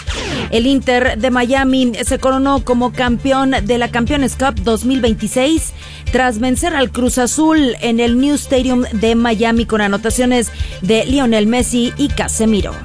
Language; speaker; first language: Spanish; native; Spanish